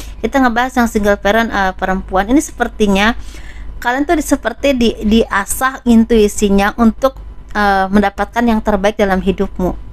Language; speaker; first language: Indonesian; native; Indonesian